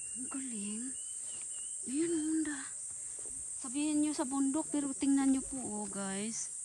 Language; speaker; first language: Filipino; non-native, local second language; Aklanon